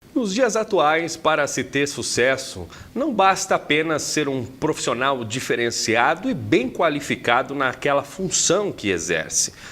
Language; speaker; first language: Portuguese; native; Portuguese